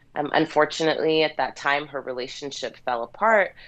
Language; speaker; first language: English; native; English